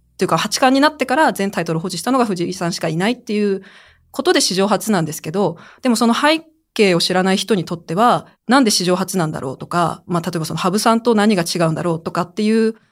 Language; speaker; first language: Japanese; early bilingual, other home language; Chinese